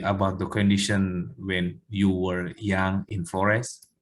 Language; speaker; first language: English; non-native, learner; Indonesian